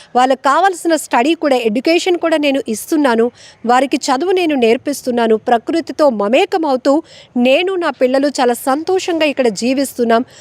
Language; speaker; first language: Telugu; native; Telugu